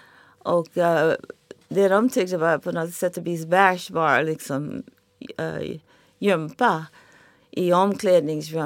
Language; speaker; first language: Swedish; non-native, fluent; English